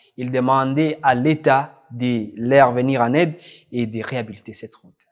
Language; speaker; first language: French; non-native, local second language; Rundi